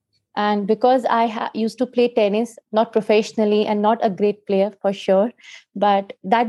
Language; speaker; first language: English; non-native, local second language; Hindi